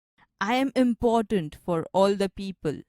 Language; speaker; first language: English; non-native, local second language; Gujarati